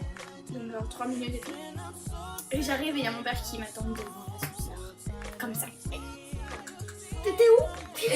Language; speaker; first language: French; native; French